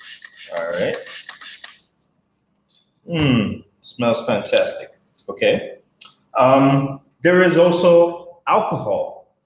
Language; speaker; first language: English; non-native, fluent; Bulgarian